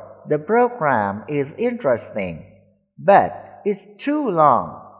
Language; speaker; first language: English; non-native, fluent; Vietnamese